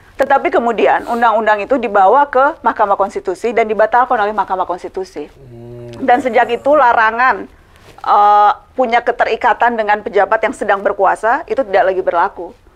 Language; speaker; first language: Indonesian; native; Indonesian